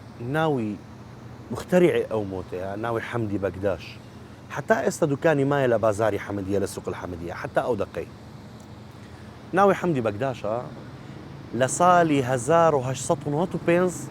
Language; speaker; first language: Central Kurdish; non-native, local second language; Arabic